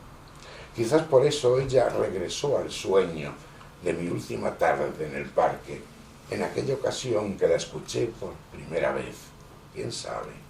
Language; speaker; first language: Spanish; native; Spanish